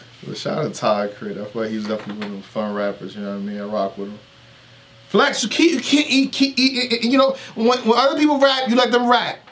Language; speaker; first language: English; native; English